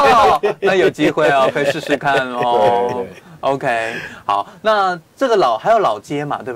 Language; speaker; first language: Chinese; native; Chinese